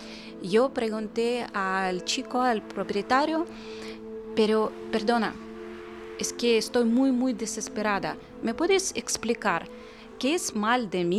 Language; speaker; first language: Spanish; non-native, fluent; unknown